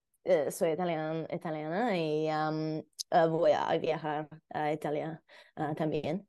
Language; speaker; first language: Spanish; non-native, learner; English